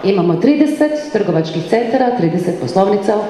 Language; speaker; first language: Croatian; native; Croatian